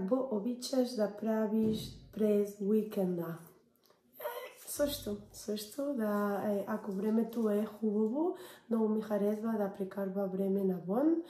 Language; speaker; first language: Bulgarian; non-native, learner; English